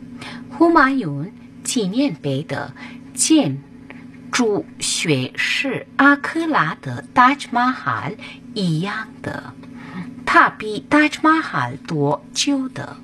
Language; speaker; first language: Chinese; non-native, learner; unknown